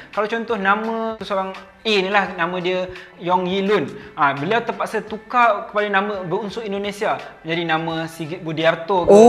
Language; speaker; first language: Malay; native; Malay